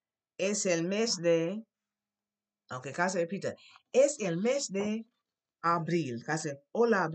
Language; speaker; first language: Spanish; non-native, learner; English